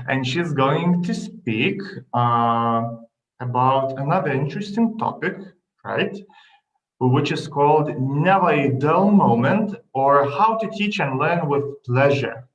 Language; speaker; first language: English; non-native, fluent; Lithuanian